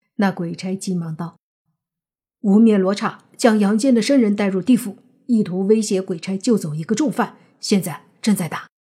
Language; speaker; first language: Chinese; native; Chinese